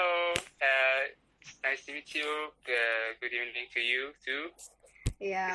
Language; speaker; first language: English; non-native, learner; Persian